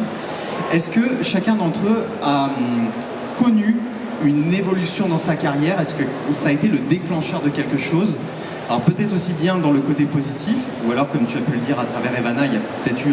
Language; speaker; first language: French; native; French